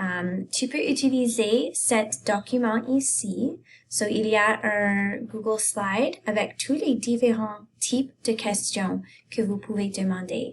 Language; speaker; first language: French; non-native, fluent; English